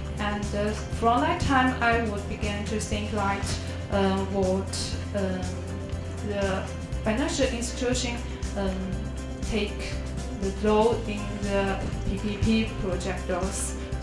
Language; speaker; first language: English; non-native, fluent; Chinese